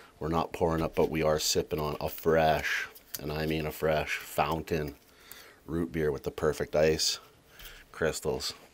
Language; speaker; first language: English; native; English